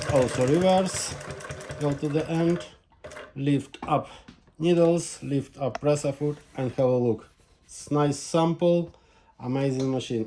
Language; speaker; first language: English; non-native, learner; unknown